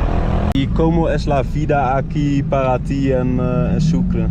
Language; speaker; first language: Spanish; non-native, learner; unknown